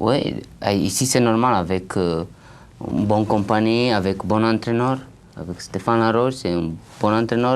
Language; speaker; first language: French; non-native, learner; Romanian